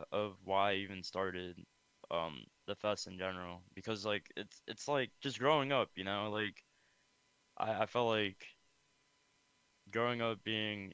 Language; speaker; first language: English; early bilingual, other home language; Khmer